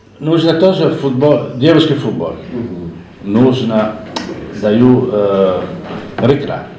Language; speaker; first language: Russian; non-native, learner; Italian